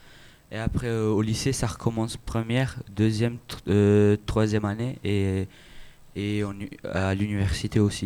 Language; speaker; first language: French; non-native, learner; Albanian